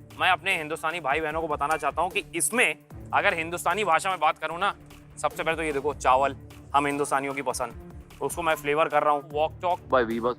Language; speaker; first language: Hindi; native; Hindi